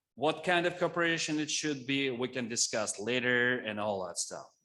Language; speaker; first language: English; non-native, fluent; Russian